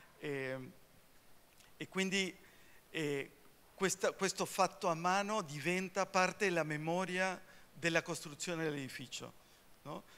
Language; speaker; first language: Italian; early bilingual, heritage; Spanish